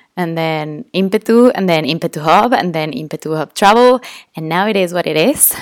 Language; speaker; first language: English; non-native, fluent; Spanish